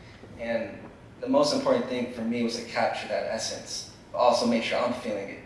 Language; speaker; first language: English; native; English